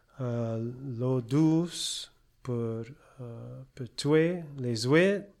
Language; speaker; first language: French; early bilingual, heritage; French